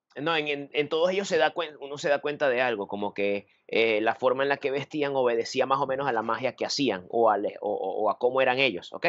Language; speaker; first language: Spanish; native; Spanish